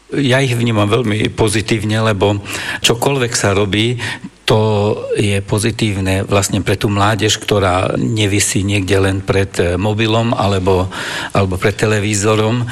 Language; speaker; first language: Slovak; non-native, local second language; German